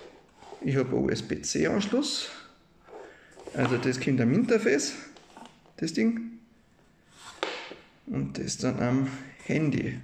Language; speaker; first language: German; native; German